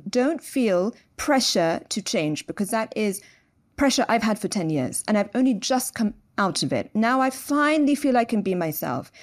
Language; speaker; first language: English; native; English